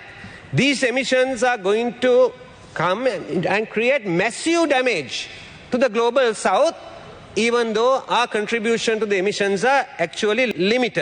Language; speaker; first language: English; non-native, local second language; Sinhala